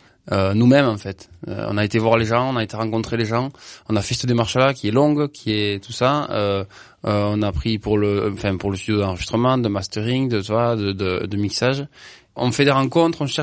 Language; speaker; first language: French; native; French